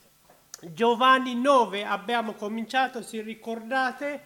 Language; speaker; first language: Italian; non-native, learner; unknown